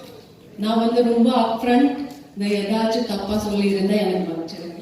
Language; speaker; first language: Tamil; non-native, fluent; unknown